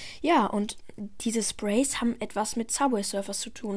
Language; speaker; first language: German; native; German